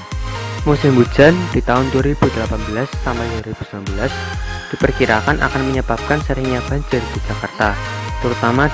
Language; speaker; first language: Indonesian; native; Indonesian